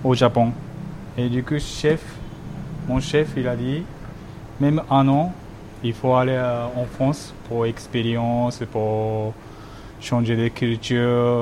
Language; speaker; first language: French; non-native, fluent; Japanese